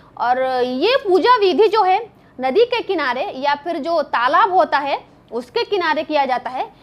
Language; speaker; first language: Hindi; non-native, local second language; Bangla